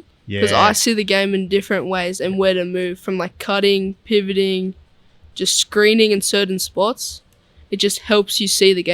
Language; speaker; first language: English; native; English